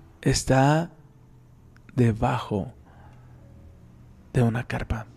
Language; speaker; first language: Spanish; native; Spanish